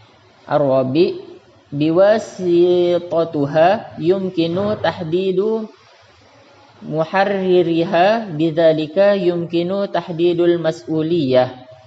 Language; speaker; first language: Arabic; non-native, learner; Indonesian